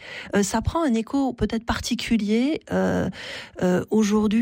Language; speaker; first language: French; native; French